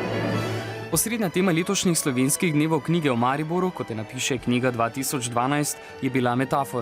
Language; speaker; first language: Slovenian; native; Slovenian